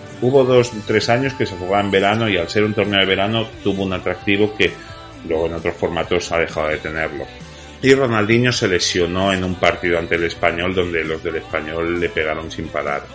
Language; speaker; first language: Spanish; native; Spanish